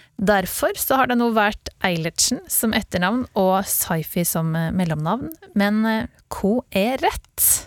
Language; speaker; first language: Norwegian; native; Norwegian